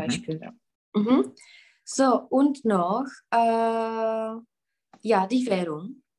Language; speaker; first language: German; non-native, learner; Czech